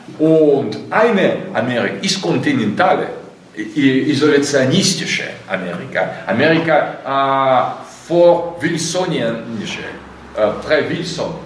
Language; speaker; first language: German; non-native, learner; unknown